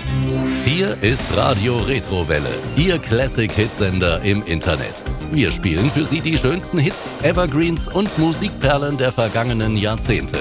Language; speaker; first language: German; native; German